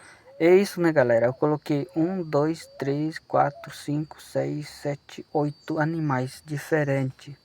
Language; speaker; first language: Portuguese; non-native, local second language; Guarani